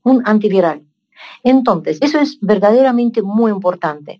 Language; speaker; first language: Spanish; non-native, fluent; Russian